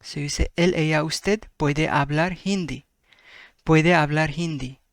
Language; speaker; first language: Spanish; non-native, fluent; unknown